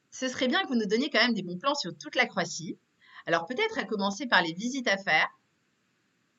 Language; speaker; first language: French; native; French